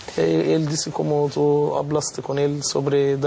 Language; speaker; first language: Spanish; non-native, learner; Arabic